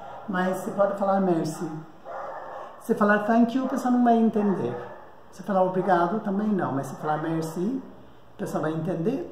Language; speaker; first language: Portuguese; non-native, fluent; Persian